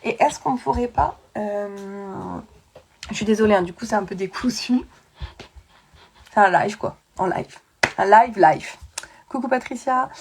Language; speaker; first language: French; native; French